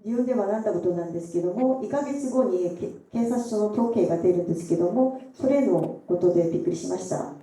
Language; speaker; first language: Japanese; non-native, fluent; Korean